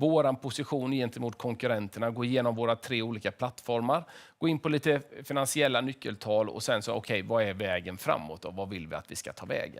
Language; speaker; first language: Swedish; native; Swedish